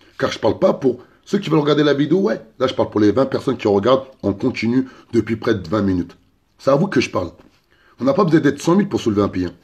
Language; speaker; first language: French; early bilingual, other home language; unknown